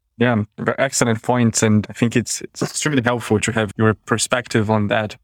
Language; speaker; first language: English; non-native, fluent; Portuguese